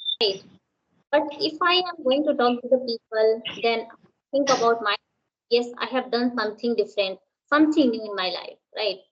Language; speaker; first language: English; non-native, local second language; Hindi